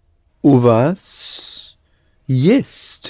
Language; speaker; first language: Russian; non-native, learner; English